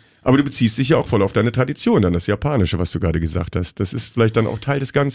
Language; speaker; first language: German; native; German